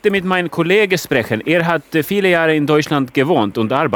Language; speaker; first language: German; non-native, learner; Swedish